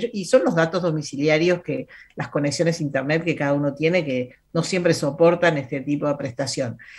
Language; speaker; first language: Spanish; native; Spanish